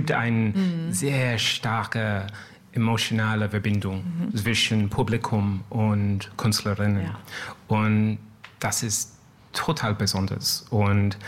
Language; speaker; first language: German; non-native, learner; English